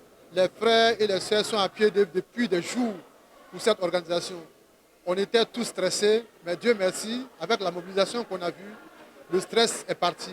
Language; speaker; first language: French; non-native, local second language; Dyula